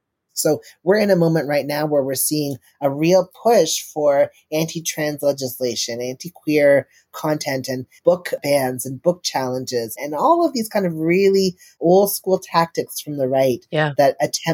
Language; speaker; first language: English; native; English